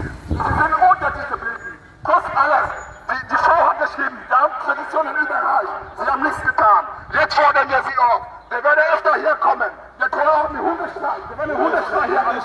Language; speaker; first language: German; non-native, fluent; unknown